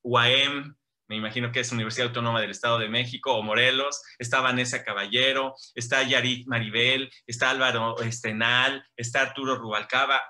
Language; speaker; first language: Spanish; native; Spanish